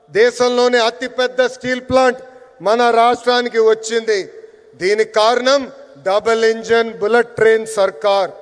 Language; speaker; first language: Telugu; native; Telugu